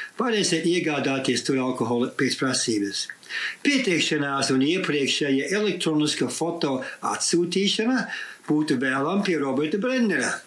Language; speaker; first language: Latvian; early bilingual, heritage; Latvian